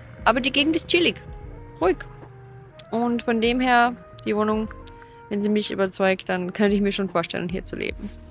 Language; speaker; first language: German; native; German